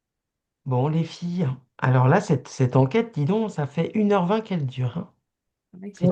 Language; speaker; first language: French; native; French